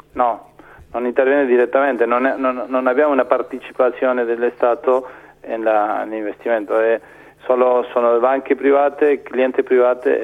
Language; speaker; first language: Italian; non-native, fluent; Spanish